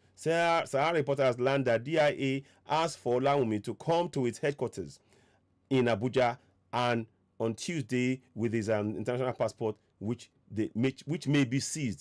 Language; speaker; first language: English; non-native, local second language; Yoruba